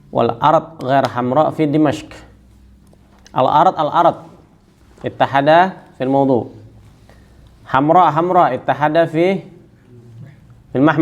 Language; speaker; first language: Arabic; non-native, fluent; Indonesian